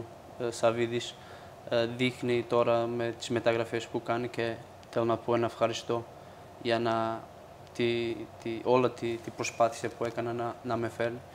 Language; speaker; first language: Greek; non-native, fluent; Portuguese